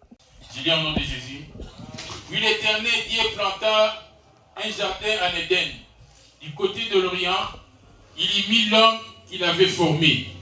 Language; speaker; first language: French; non-native, local second language; Lingala